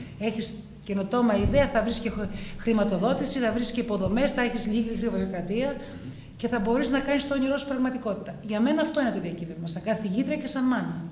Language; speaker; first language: Greek; early bilingual, heritage; Greek